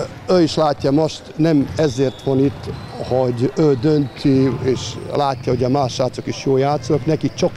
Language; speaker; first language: Hungarian; non-native, learner; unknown